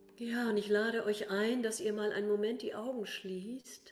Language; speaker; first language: German; native; German